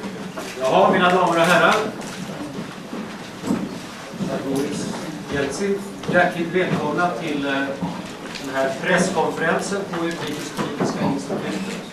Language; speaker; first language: Swedish; native; Swedish